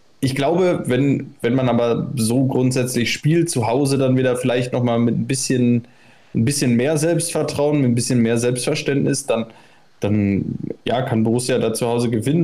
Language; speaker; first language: German; native; German